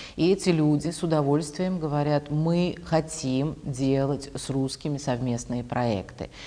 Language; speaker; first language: Russian; native; Russian